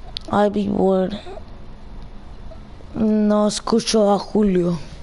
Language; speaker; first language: Spanish; early bilingual, heritage; Spanish